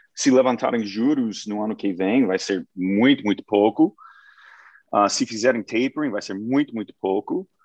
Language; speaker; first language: Portuguese; non-native, fluent; English